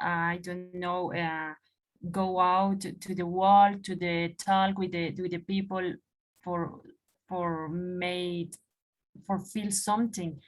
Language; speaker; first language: English; non-native, learner; Spanish